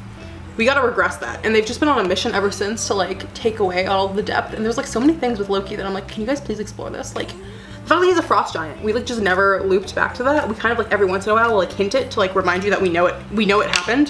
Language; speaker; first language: English; native; English